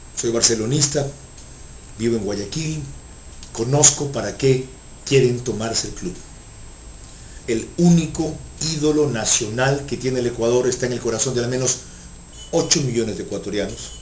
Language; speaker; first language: Spanish; native; Spanish